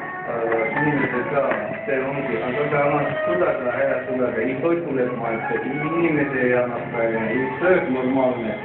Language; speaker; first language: Estonian; non-native, learner; Armenian